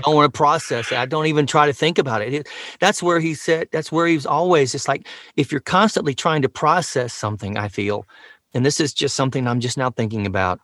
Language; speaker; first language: English; native; English